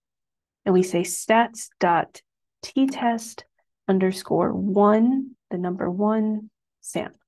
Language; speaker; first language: English; native; English